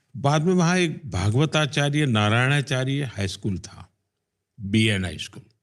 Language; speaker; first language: Hindi; non-native, local second language; Gujarati